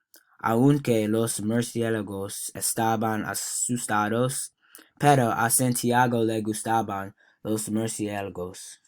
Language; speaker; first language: Spanish; non-native, learner; English